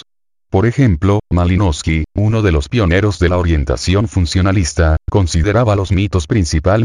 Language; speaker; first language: Spanish; native; Spanish